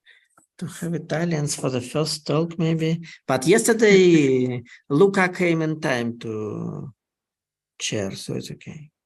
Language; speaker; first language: English; non-native, fluent; Russian